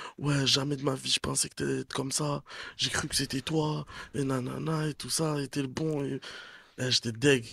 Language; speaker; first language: French; native; French